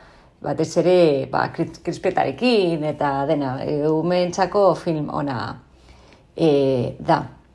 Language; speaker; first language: Basque; non-native, local second language; Spanish